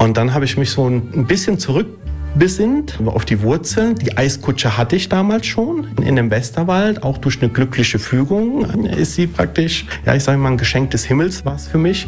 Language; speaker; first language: German; early bilingual, other home language; Italian